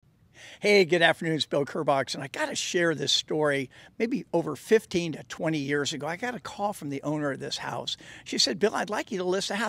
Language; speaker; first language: English; native; English